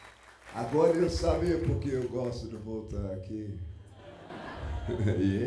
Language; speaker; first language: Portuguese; non-native, fluent; English